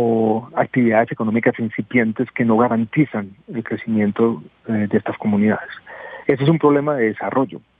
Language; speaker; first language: Spanish; native; Spanish